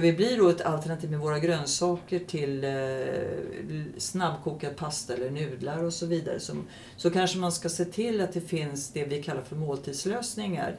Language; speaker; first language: Swedish; native; Swedish